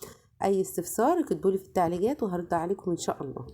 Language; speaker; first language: Arabic; native; Arabic